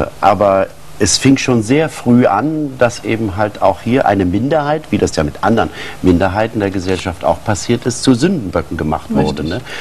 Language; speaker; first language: German; native; German